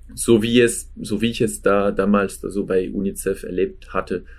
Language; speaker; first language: German; non-native, fluent; French